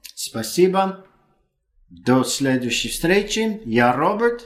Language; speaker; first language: Russian; non-native, fluent; English